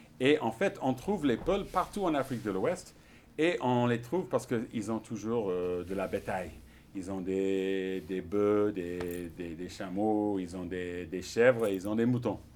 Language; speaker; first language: French; non-native, fluent; English